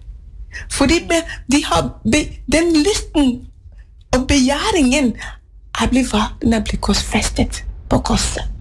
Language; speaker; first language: Norwegian; non-native, fluent; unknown